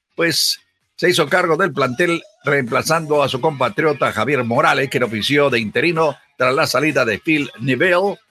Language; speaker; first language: Spanish; native; Spanish